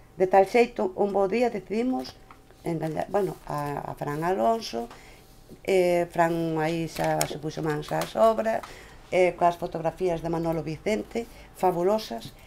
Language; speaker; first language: Galician; native; Galician